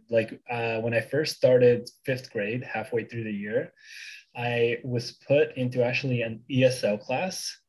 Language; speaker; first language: English; early bilingual, other home language; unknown